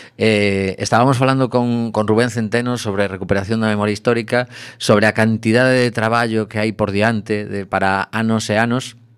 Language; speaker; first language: Galician; native; Galician